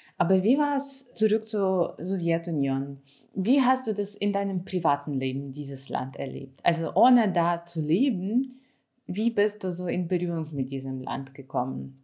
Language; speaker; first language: German; non-native, fluent; Ukrainian